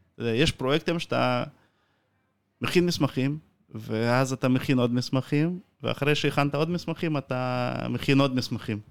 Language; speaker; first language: Hebrew; non-native, fluent; Russian